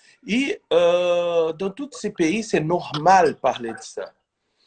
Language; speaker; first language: French; non-native, fluent; Portuguese